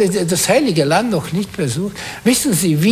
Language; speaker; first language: German; non-native, fluent; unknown